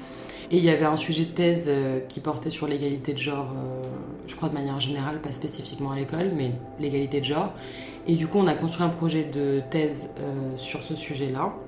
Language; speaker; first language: French; native; French